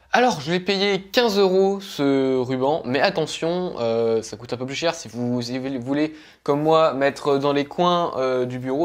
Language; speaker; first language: French; native; French